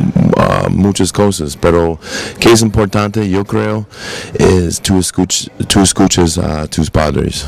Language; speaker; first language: Spanish; non-native, learner; English